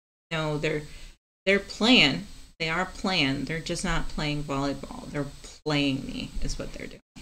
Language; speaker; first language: English; non-native, fluent; Spanish